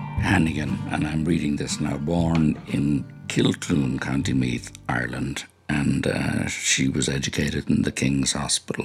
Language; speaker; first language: English; native; English